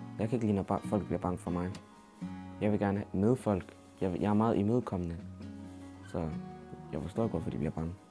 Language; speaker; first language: Danish; early bilingual, other home language; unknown